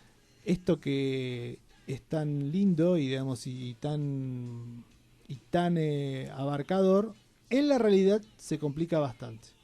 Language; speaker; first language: Spanish; native; Spanish